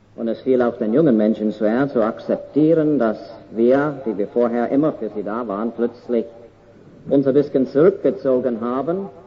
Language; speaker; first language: German; non-native, fluent; English